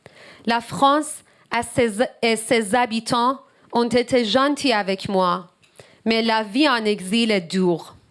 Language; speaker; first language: French; non-native, learner; Persian